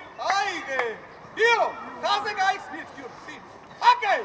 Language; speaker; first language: Georgian; native; Georgian